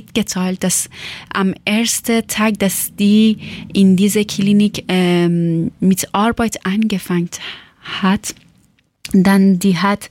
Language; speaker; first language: German; non-native, learner; Persian